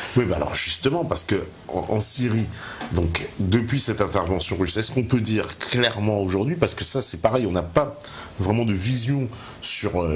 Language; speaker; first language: French; native; French